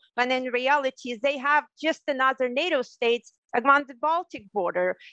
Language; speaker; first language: English; non-native, fluent; Russian